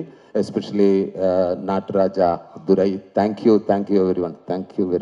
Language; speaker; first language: Tamil; non-native, learner; Malayalam